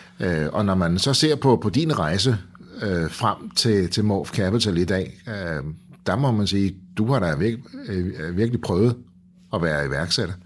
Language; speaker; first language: Danish; native; Danish